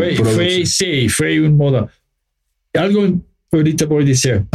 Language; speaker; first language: Spanish; non-native, fluent; English